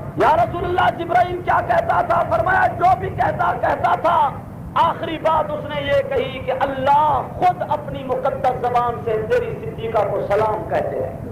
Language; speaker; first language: Urdu; non-native, local second language; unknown